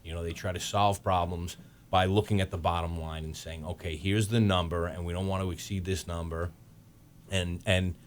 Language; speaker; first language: English; native; English